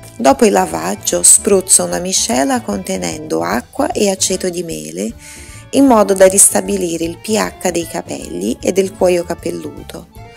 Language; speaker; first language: Italian; non-native, fluent; Portuguese